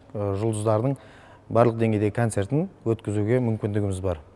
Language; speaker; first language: Kazakh; native; Kazakh